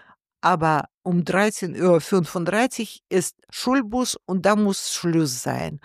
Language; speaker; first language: German; non-native, learner; Russian